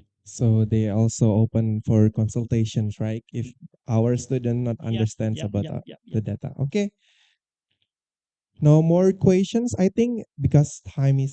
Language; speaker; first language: English; non-native, learner; Indonesian